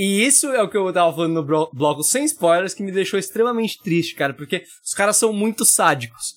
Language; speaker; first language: Portuguese; native; Portuguese